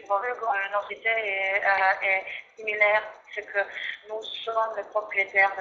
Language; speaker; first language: French; non-native, fluent; Croatian